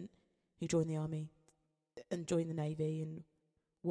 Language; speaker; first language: English; native; English